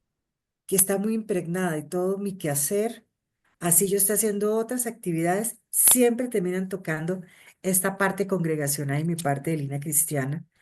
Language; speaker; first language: Spanish; native; Spanish